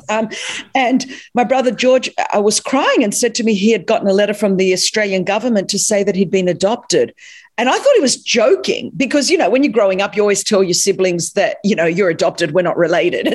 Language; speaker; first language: English; non-native, local second language; Greek